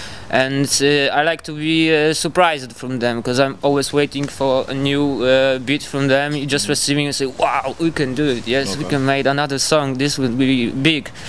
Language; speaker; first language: English; non-native, learner; Polish